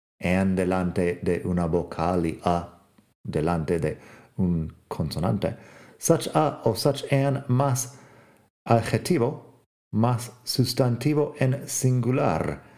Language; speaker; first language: Spanish; non-native, fluent; English